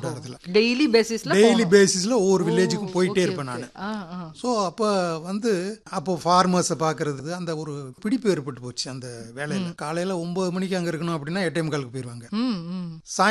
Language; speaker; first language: Tamil; native; Tamil